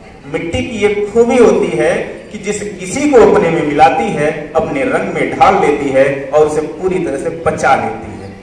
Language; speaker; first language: Hindi; native; Hindi